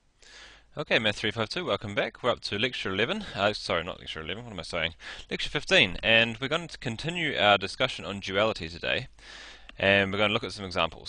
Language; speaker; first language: English; native; English